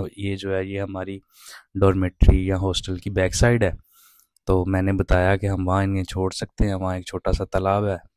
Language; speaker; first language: Urdu; non-native, local second language; Punjabi